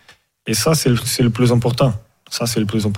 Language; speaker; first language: French; non-native, fluent; Portuguese